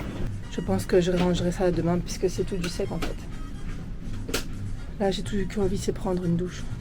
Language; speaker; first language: French; native; French